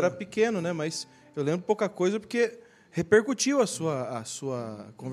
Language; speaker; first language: Portuguese; native; Portuguese